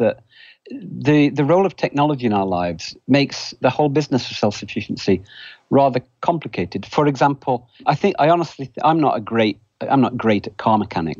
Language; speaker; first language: English; native; English